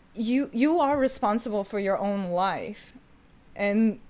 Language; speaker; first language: English; non-native, fluent; Ukrainian